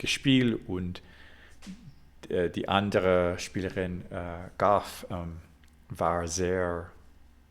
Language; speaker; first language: German; non-native, learner; English